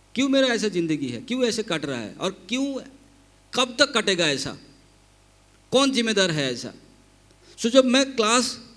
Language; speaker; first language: Hindi; non-native, local second language; Bangla